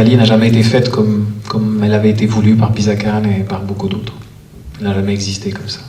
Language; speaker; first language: French; native; French